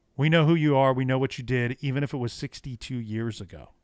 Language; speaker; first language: English; native; English